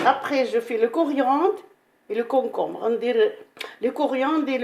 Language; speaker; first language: French; non-native, local second language; Arabic